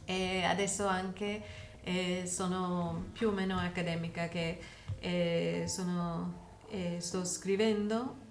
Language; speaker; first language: Italian; non-native, learner; English